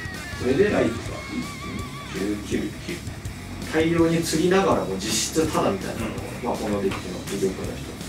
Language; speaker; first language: Japanese; native; Japanese